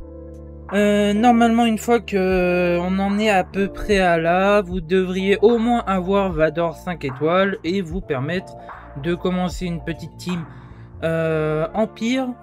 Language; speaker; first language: French; native; French